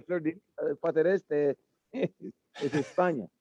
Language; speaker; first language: Spanish; non-native, learner; English